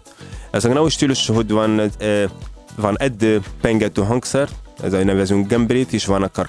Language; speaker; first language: Hungarian; non-native, learner; Arabic